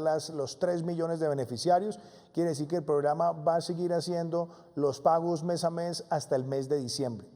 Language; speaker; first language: Spanish; native; Spanish